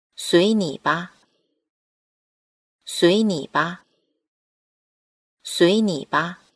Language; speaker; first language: Chinese; non-native, fluent; Korean